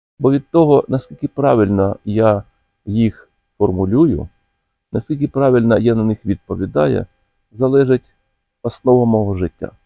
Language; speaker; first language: Ukrainian; native; Ukrainian